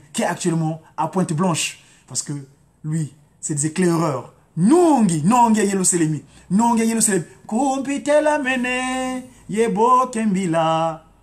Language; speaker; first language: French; non-native, local second language; Lingala